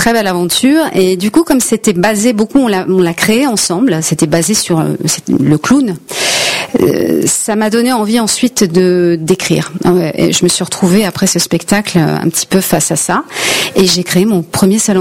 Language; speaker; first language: French; native; French